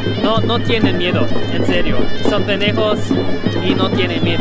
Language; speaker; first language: Spanish; non-native, learner; German